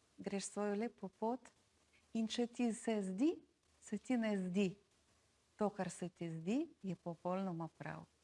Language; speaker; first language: Slovenian; non-native, fluent; Russian